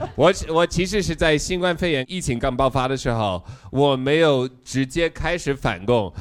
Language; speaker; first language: Chinese; non-native, fluent; English